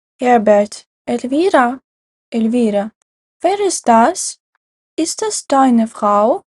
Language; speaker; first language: German; non-native, fluent; Ukrainian